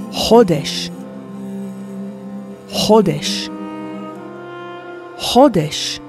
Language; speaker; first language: Hebrew; non-native, fluent; English